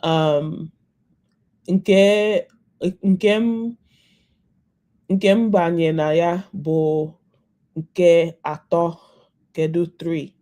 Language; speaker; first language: Igbo; non-native, learner; English